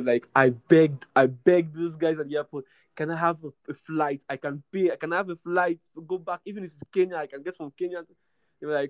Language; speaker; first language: English; non-native, local second language; Krio